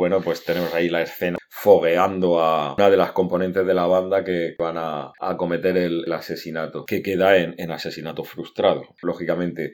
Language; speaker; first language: Spanish; native; Spanish